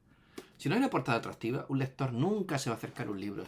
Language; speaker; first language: Spanish; native; Spanish